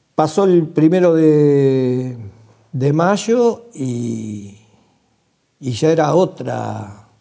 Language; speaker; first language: Spanish; native; Spanish